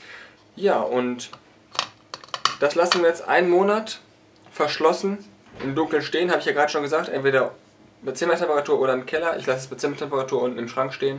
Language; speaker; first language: German; native; German